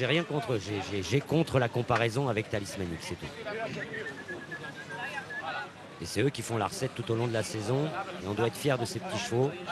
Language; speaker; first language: French; native; French